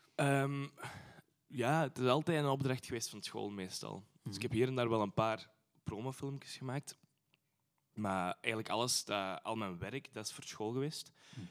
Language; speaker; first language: Dutch; native; Dutch